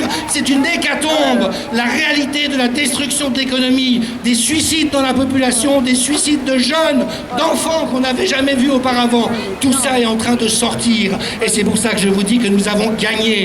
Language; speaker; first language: French; native; French